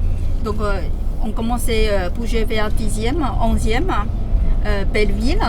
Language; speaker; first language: French; non-native, fluent; Chinese